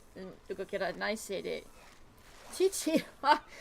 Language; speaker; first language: Japanese; non-native, learner; English